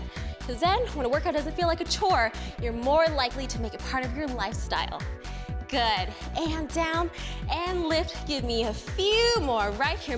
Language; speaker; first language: English; native; English